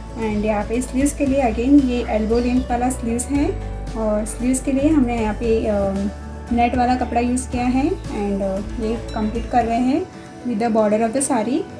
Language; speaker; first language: Hindi; non-native, local second language; Kannada